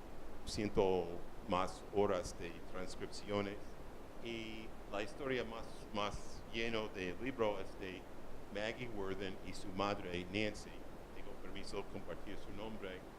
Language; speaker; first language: Spanish; non-native, learner; English